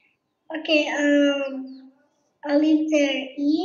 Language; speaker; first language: English; non-native, fluent; Bangla